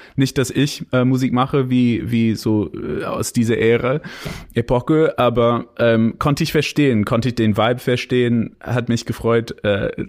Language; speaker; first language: German; non-native, fluent; English